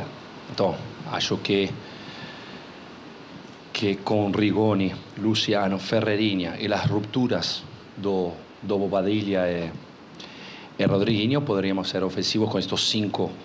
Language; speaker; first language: Portuguese; non-native, local second language; Spanish